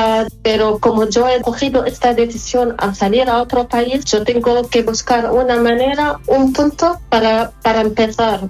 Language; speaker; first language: Spanish; non-native, fluent; Arabic